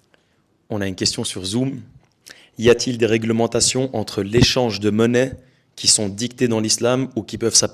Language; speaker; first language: French; native; French